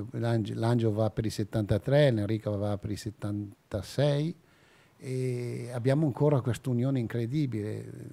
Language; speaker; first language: Italian; native; Italian